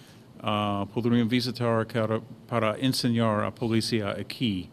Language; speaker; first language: Portuguese; non-native, fluent; English